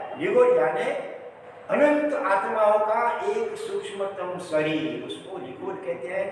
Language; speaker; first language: Hindi; non-native, local second language; Gujarati